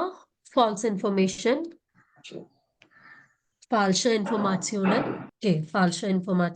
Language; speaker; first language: German; non-native, fluent; Malayalam